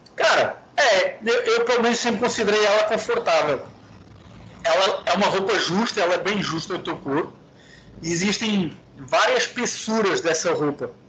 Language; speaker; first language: Portuguese; native; Portuguese